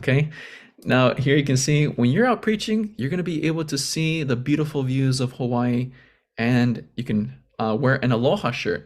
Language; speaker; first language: English; native; English